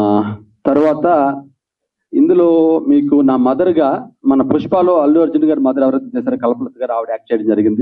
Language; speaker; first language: Telugu; native; Telugu